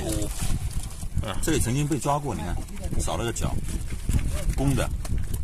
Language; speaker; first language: Chinese; native; Chinese